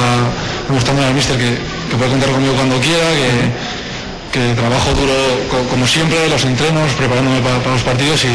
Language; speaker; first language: Spanish; native; Spanish